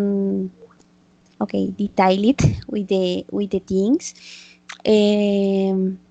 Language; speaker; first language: English; non-native, learner; Spanish